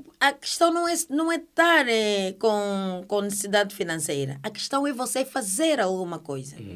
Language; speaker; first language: Portuguese; native; Portuguese